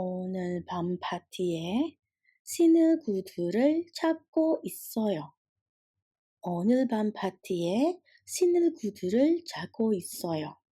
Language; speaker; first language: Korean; non-native, fluent; Indonesian